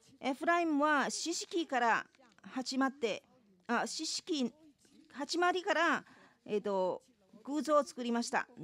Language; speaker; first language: Japanese; non-native, fluent; Chinese